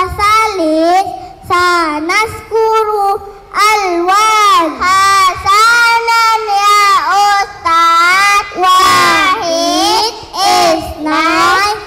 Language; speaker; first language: Arabic; non-native, learner; Indonesian